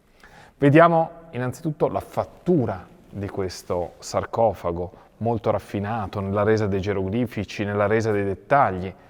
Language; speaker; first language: Italian; native; Italian